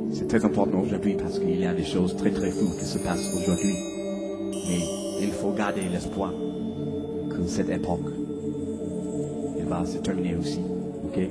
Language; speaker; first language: French; non-native, learner; English